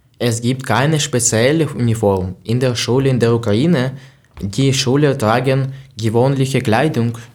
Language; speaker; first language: German; non-native, learner; Ukrainian